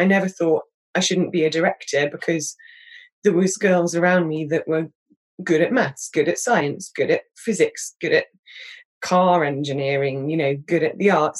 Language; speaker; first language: English; native; English